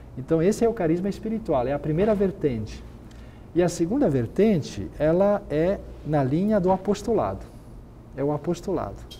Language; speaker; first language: Portuguese; native; Portuguese